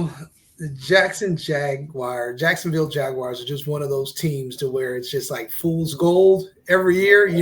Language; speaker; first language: English; native; English